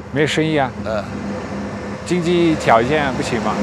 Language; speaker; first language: Chinese; non-native, fluent; Dutch